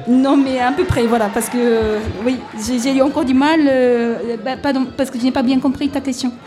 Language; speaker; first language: French; non-native, learner; Japanese